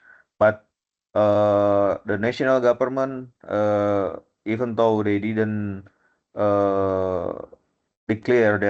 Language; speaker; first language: English; non-native, fluent; Indonesian